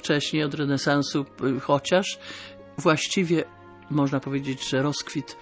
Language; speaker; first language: Polish; native; Polish